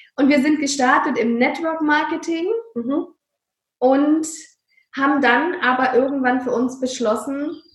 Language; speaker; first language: German; native; German